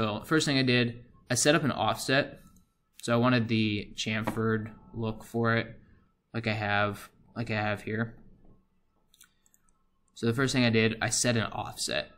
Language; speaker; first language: English; native; English